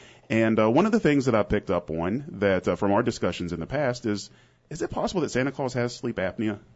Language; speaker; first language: English; native; English